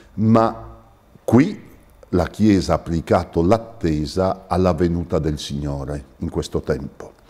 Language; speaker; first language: Italian; native; Italian